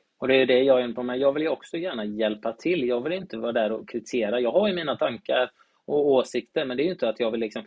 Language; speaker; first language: Swedish; native; Swedish